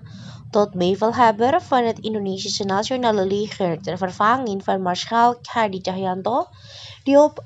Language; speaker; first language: Dutch; non-native, fluent; Indonesian